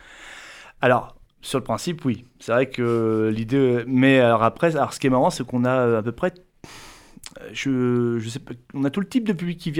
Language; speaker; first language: French; native; French